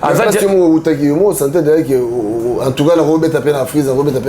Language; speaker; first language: French; non-native, local second language; Lingala